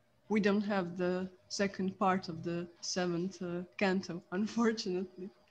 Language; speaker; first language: English; non-native, fluent; Croatian